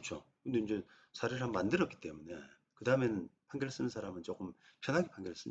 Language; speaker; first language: Korean; native; Korean